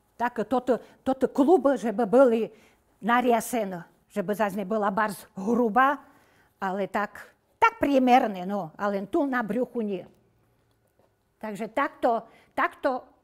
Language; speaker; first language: Slovak; non-native, local second language; Rusyn